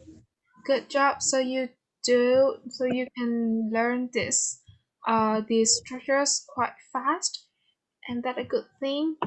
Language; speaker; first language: English; non-native, fluent; Vietnamese